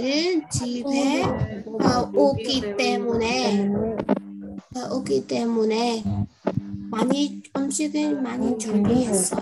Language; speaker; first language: Korean; non-native, learner; Burmese